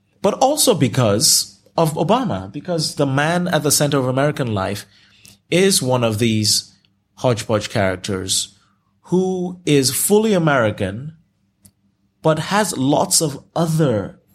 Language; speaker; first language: English; non-native, local second language; Yoruba